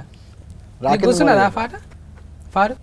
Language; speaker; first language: Telugu; native; Telugu